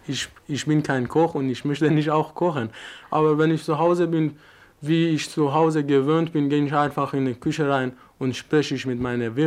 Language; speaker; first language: German; non-native, fluent; Persian